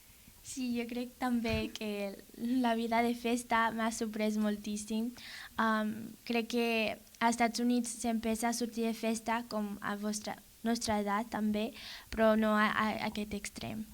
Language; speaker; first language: Catalan; non-native, learner; English